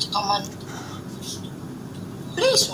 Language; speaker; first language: English; non-native, learner; Indonesian